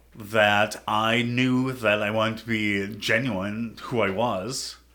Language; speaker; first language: English; native; English